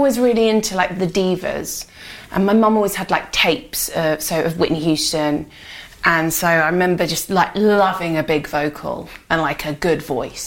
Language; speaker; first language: English; native; English